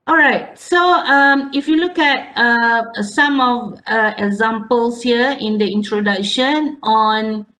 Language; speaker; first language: English; non-native, local second language; Malay